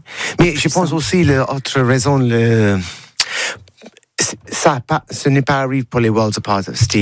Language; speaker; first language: French; non-native, learner; English